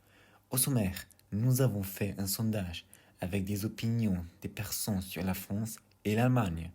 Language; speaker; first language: French; non-native, learner; German